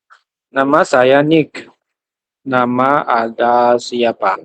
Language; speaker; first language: Indonesian; non-native, learner; Chinese